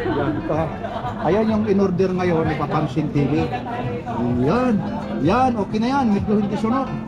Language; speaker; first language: Filipino; non-native, local second language; Waray